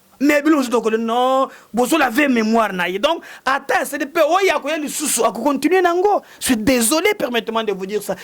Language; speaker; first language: Lingala; non-native, local second language; Luba-Lulua